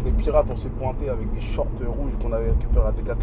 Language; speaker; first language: French; native; French